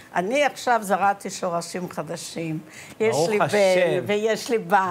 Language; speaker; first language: Hebrew; early bilingual, other home language; Ukrainian